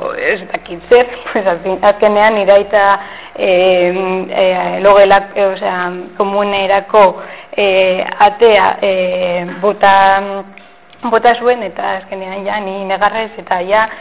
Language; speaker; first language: Basque; non-native, local second language; Spanish